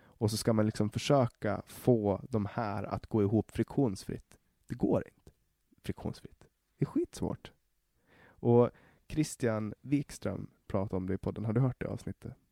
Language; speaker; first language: Swedish; native; Swedish